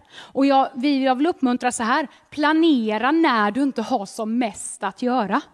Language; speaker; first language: Swedish; native; Swedish